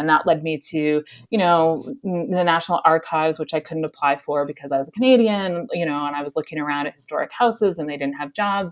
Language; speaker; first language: English; native; English